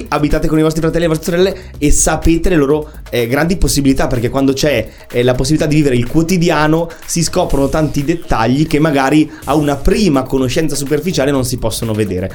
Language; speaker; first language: Italian; native; Italian